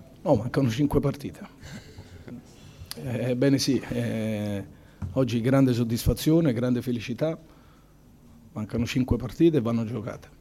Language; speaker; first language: Italian; native; Italian